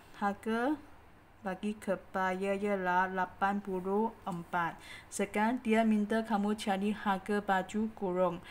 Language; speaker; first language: Malay; non-native, local second language; Chinese